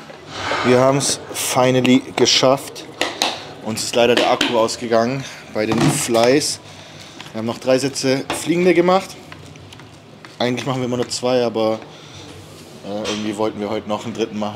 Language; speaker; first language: German; native; German